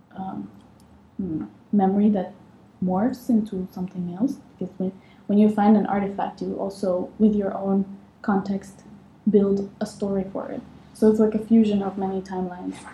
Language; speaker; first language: English; non-native, fluent; Arabic